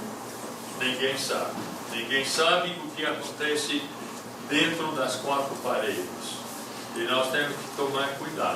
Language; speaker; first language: Portuguese; non-native, fluent; English